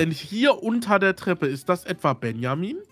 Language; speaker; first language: German; native; German